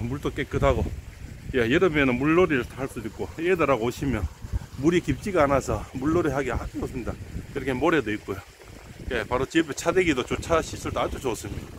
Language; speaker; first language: Korean; native; Korean